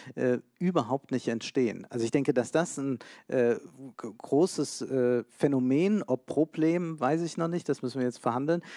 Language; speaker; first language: German; native; German